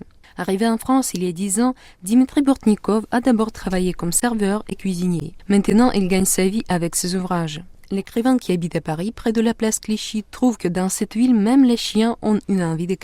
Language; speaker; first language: French; non-native, fluent; Russian